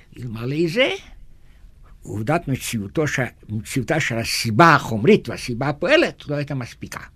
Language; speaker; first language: Hebrew; non-native, fluent; German